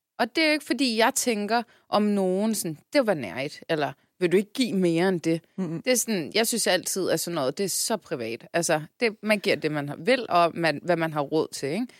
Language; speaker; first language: Danish; early bilingual, other home language; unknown